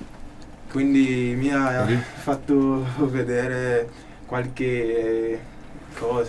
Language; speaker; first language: Italian; non-native, learner; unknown